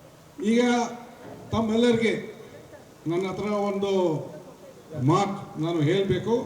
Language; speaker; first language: Kannada; non-native, fluent; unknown